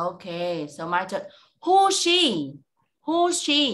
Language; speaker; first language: English; non-native, fluent; Vietnamese